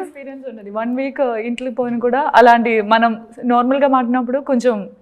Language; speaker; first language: Telugu; non-native, learner; Malayalam